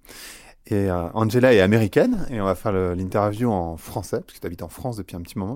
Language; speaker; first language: French; native; French